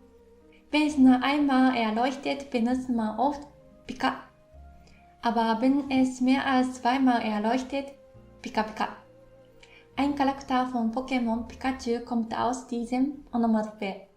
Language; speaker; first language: German; non-native, fluent; Japanese